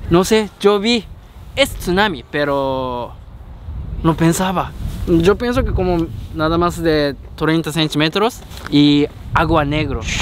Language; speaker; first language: Spanish; non-native, learner; Japanese